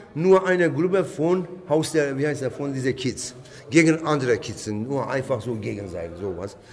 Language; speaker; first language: German; non-native, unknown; Kurdish